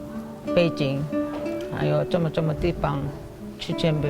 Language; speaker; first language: Chinese; non-native, learner; Korean